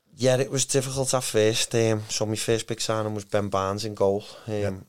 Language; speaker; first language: English; native; English